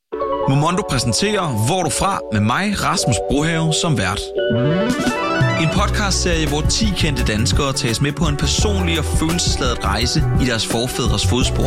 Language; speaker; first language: Danish; native; Danish